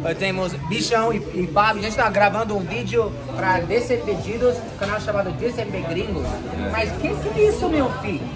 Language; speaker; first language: Portuguese; non-native, fluent; English